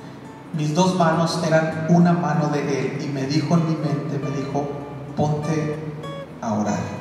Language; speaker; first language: Spanish; native; Spanish